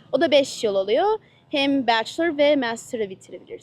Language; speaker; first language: Turkish; early bilingual, heritage; Turkish